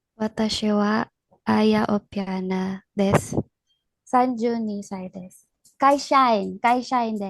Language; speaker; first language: Japanese; non-native, learner; Filipino